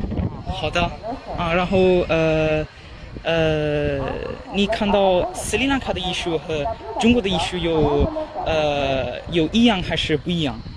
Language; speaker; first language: Chinese; non-native, learner; Sinhala